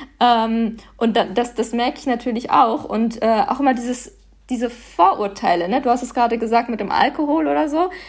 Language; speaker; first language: German; native; German